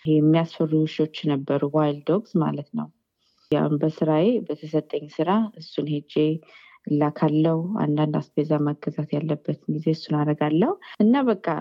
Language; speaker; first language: Amharic; early bilingual, heritage; Amharic